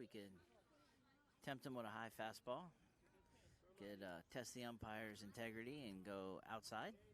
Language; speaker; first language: English; native; English